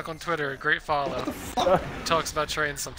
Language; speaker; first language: English; native; English